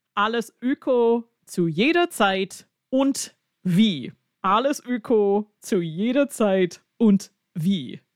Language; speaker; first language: German; non-native, fluent; English